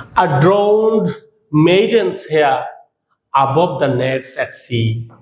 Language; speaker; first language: English; non-native, local second language; Bangla